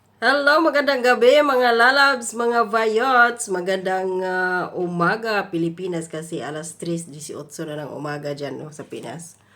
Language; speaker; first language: Filipino; non-native, local second language; Cebuano